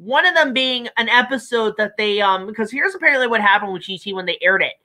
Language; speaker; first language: English; native; English